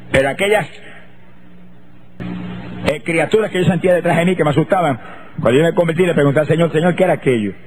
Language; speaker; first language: Spanish; native; Spanish